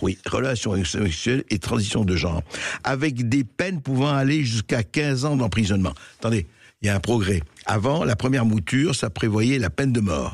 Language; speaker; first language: French; native; French